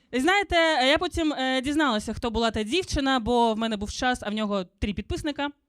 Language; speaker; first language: Ukrainian; non-native, local second language; Russian